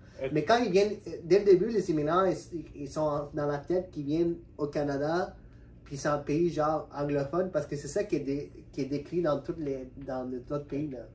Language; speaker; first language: French; non-native, fluent; Spanish